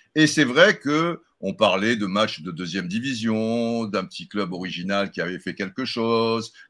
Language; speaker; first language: French; native; French